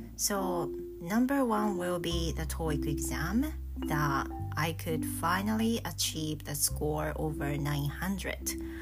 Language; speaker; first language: English; non-native, fluent; Japanese